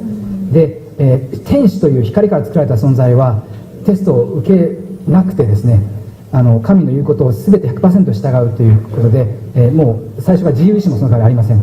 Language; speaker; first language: Japanese; native; Japanese